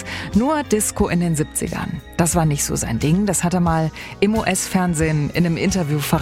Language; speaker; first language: German; native; German